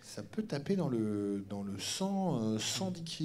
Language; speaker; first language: French; native; French